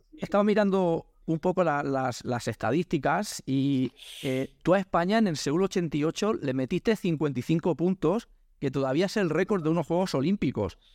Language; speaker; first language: Spanish; native; Spanish